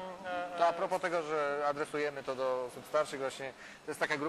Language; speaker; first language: Polish; native; Polish